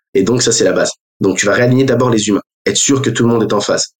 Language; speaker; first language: French; native; French